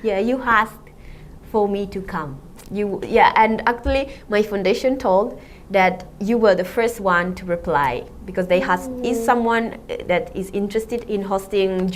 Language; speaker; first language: English; non-native, fluent; Italian